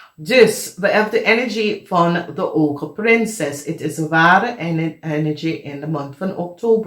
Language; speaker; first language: Dutch; non-native, fluent; English